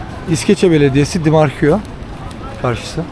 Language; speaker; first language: Turkish; native; Turkish